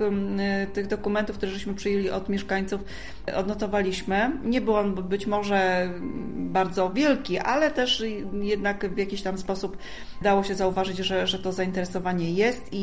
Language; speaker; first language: Polish; native; Polish